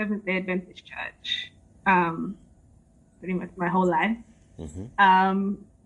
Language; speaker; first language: English; native; English